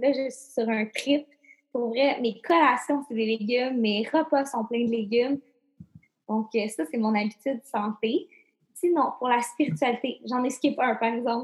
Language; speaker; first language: French; native; French